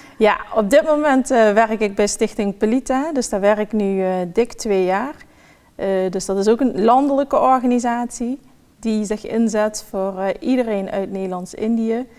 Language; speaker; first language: Dutch; native; Dutch